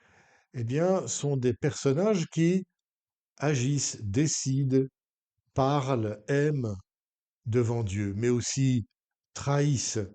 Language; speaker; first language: French; native; French